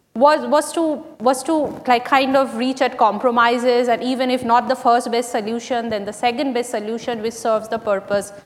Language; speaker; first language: English; non-native, local second language; Bangla